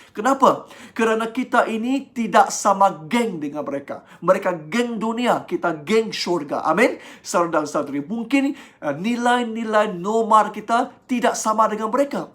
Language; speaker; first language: Malay; non-native, local second language; Chinese